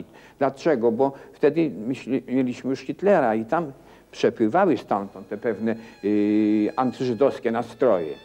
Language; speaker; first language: Polish; native; Polish